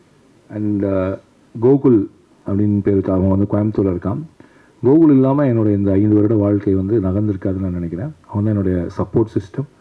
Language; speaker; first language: Tamil; native; Tamil